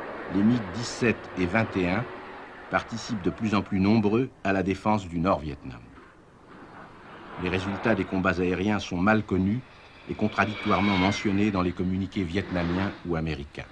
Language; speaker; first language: French; native; French